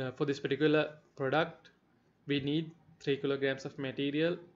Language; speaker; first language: English; non-native, local second language; Sinhala